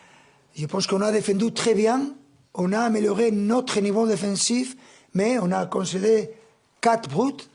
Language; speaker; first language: French; non-native, fluent; Spanish